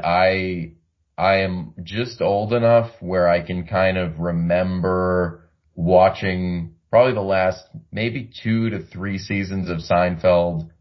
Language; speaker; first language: English; native; English